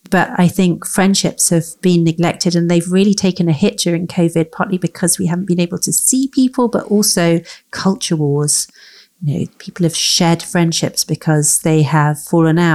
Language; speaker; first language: English; native; English